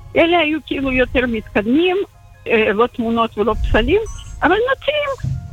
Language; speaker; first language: Hebrew; non-native, fluent; Russian